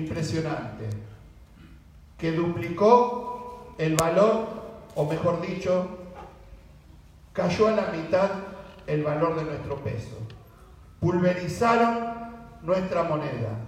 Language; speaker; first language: Spanish; native; Spanish